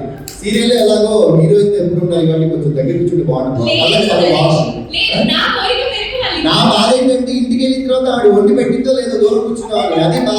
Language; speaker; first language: Telugu; native; Telugu